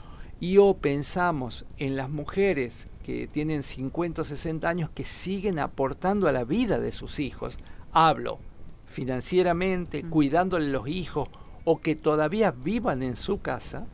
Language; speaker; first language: Spanish; native; Spanish